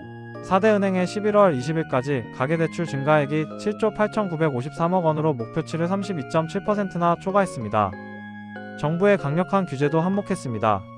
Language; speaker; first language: Korean; native; Korean